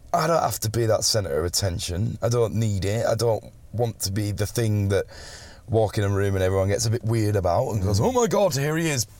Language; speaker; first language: English; native; English